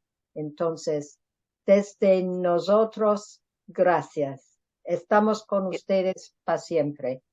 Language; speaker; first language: Spanish; non-native, fluent; English